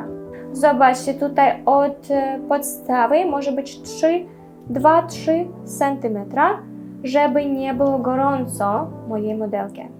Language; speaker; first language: Polish; non-native, learner; Russian